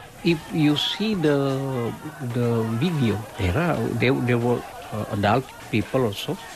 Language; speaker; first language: English; non-native, learner; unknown